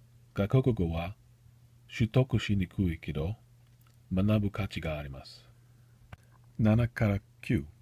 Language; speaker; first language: Japanese; non-native, learner; English